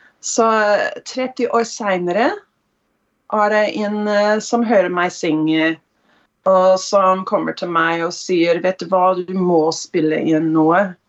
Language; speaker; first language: Norwegian; non-native, fluent; English